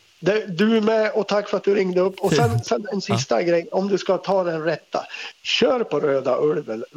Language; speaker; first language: Swedish; native; Swedish